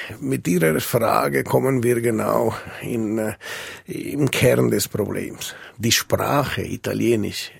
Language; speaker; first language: German; non-native, local second language; Italian